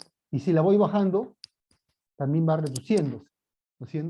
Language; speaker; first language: Spanish; native; Spanish